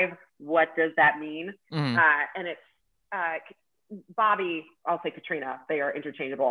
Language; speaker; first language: English; native; English